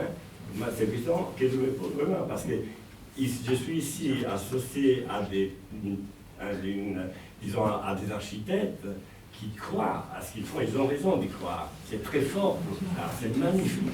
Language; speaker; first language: French; native; French